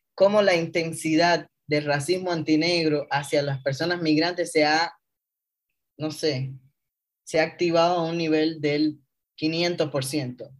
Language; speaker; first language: Spanish; native; Spanish